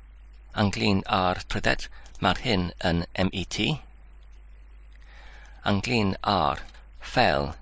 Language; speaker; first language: Welsh; non-native, learner; English